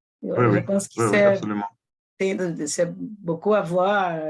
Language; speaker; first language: French; non-native, fluent; Portuguese